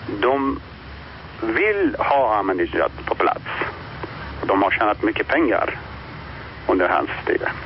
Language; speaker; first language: Swedish; non-native, fluent; Persian